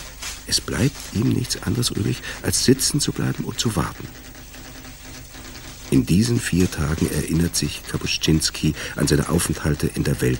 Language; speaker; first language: German; native; German